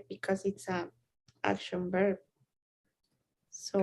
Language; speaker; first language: English; non-native, learner; Spanish